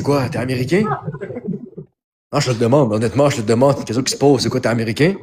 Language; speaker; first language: French; native; French